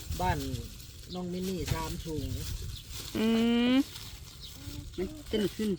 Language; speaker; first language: Thai; non-native, local second language; Northeastern Thai